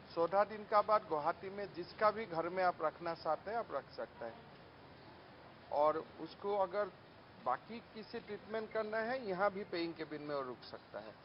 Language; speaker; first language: Hindi; non-native, local second language; Assamese